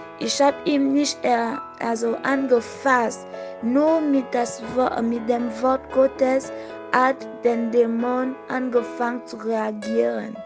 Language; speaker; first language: German; non-native, fluent; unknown